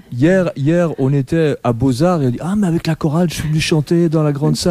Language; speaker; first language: French; native; French